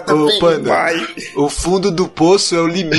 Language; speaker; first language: Portuguese; native; Portuguese